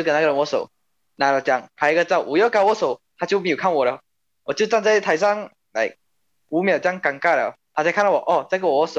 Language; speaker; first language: Chinese; native; Chinese